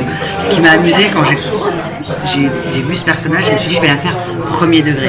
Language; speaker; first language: French; native; French